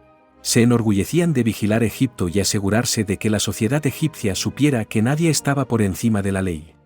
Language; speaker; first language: Spanish; native; Spanish